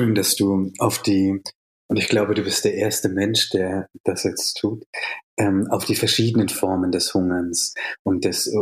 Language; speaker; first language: German; native; German